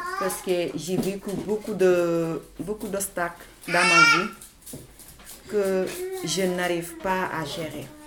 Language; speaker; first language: French; non-native, local second language; Wolof